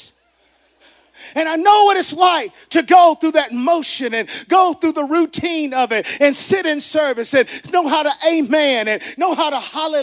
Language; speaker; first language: English; native; English